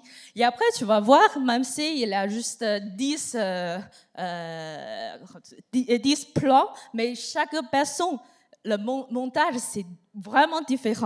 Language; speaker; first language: French; non-native, learner; Chinese